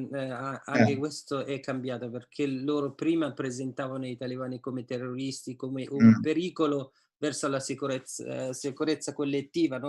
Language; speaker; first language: Italian; non-native, fluent; Persian